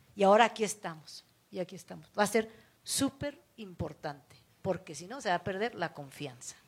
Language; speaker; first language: Spanish; early bilingual, heritage; Spanish